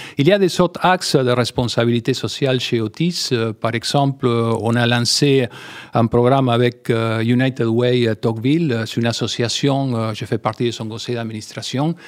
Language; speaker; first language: French; non-native, fluent; Spanish